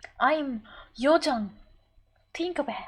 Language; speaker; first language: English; non-native, learner; Korean